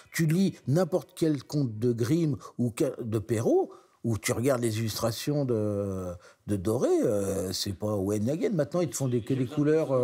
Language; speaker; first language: French; native; French